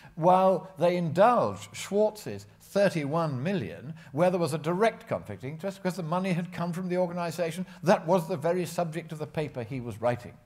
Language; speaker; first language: English; native; English